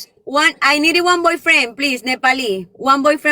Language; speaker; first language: English; non-native, learner; Spanish